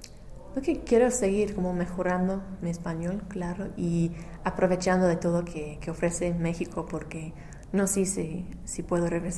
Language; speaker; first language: Spanish; non-native, fluent; English